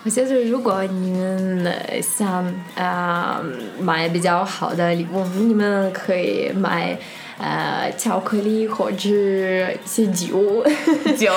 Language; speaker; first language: Chinese; non-native, fluent; Russian